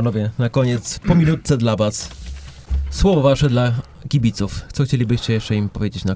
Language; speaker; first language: Polish; native; Polish